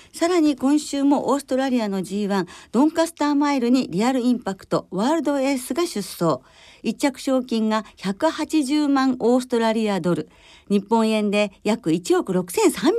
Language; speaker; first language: Japanese; native; Japanese